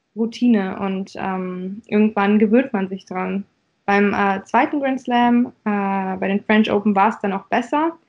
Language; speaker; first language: German; early bilingual, other home language; Russian